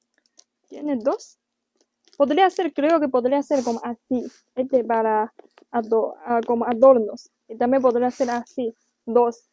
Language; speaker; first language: Spanish; non-native, learner; Chinese